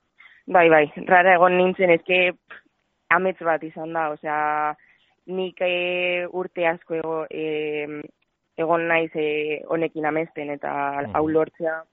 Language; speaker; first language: Basque; non-native, local second language; Spanish